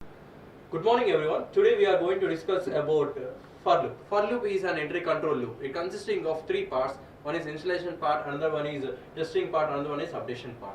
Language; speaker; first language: English; non-native, local second language; Telugu